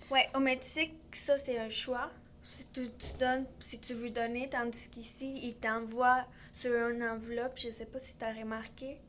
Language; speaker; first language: French; early bilingual, other home language; Spanish